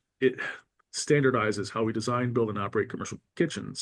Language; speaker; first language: English; native; English